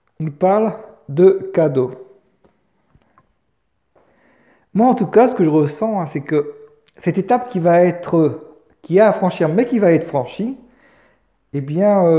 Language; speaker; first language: French; native; French